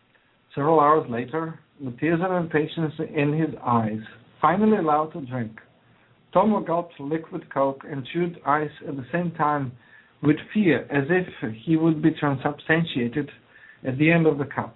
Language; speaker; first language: English; non-native, fluent; Croatian